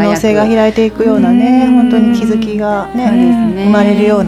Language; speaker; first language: Japanese; native; Japanese